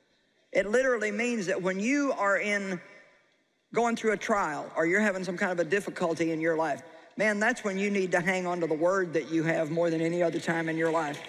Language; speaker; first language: English; native; English